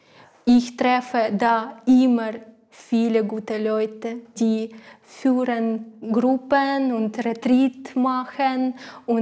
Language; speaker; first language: German; non-native, learner; Ukrainian